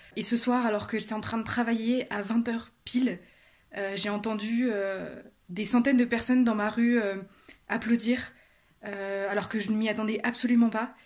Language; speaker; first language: French; native; French